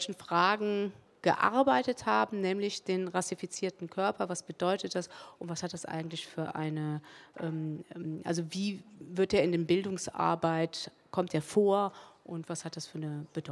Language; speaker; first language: German; early bilingual, other home language; Spanish